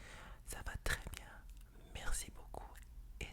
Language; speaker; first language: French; non-native, fluent; English